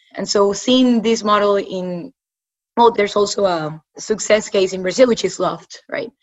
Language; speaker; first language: English; non-native, fluent; Spanish